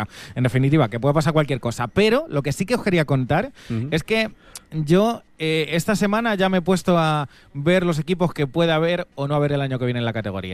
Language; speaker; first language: Spanish; native; Spanish